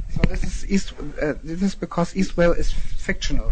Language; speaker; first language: English; non-native, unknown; German